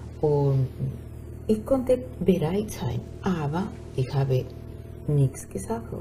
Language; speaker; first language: German; non-native, fluent; Spanish